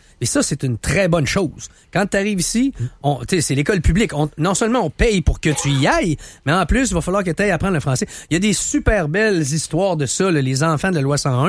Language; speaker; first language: French; native; French